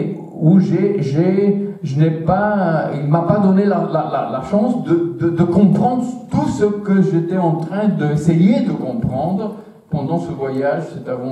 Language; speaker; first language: French; non-native, fluent; Italian